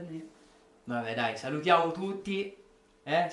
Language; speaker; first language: Italian; native; Italian